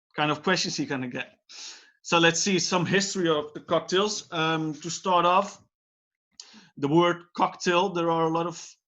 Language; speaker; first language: English; non-native, fluent; Dutch